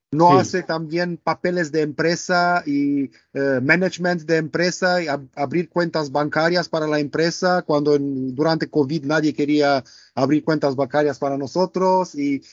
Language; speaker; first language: Spanish; non-native, fluent; Romanian